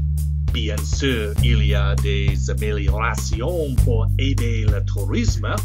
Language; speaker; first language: French; non-native, learner; English